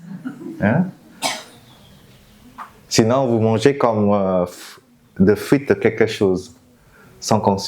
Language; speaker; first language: French; non-native, fluent; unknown